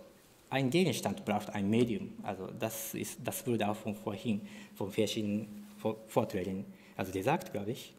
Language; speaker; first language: German; non-native, fluent; Japanese